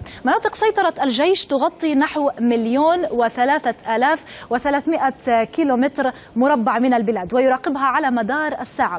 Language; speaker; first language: Arabic; native; Arabic